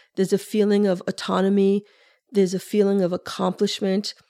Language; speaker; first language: English; early bilingual, other home language; Spanish